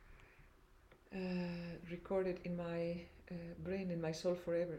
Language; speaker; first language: English; non-native, fluent; Spanish